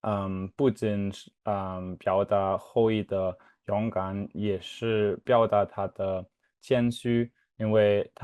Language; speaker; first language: Chinese; non-native, learner; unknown